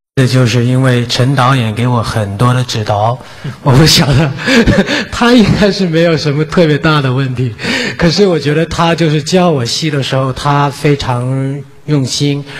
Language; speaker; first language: Chinese; non-native, fluent; Cantonese